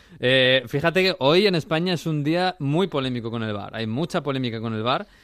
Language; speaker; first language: Spanish; native; Spanish